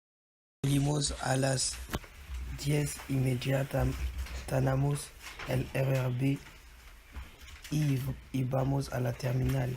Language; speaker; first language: Spanish; non-native, learner; French